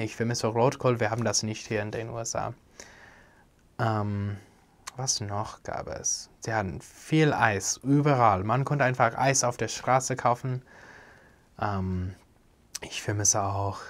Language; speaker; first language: German; non-native, fluent; English